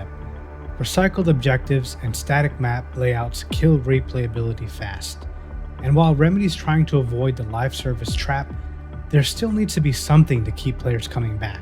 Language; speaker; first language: English; native; English